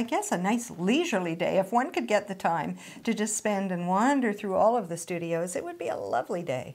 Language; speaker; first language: English; native; English